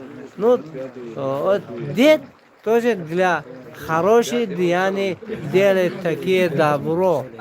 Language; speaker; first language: Russian; non-native, local second language; Tajik